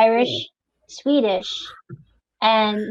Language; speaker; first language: English; non-native, local second language; French